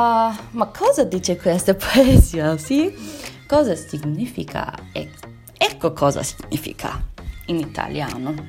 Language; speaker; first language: Italian; non-native, learner; Turkish